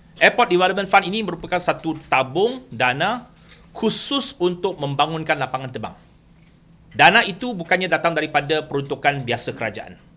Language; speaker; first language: Malay; non-native, local second language; Chinese